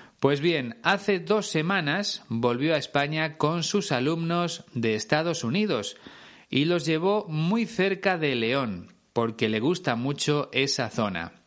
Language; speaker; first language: Spanish; native; Spanish